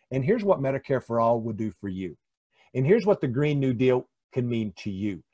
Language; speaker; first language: English; native; English